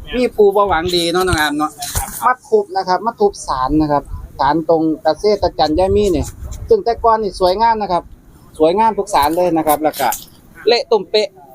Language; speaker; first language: Thai; native; Thai